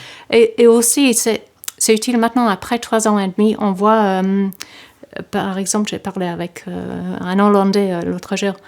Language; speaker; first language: French; non-native, fluent; English